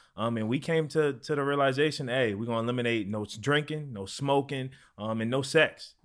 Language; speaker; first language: English; native; English